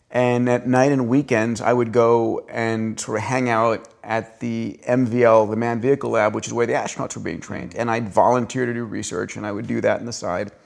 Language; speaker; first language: English; early bilingual, other home language; Greek